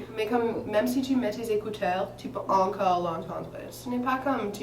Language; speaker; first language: French; non-native, fluent; English